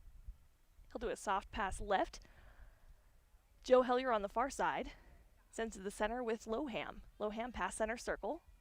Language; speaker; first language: English; native; English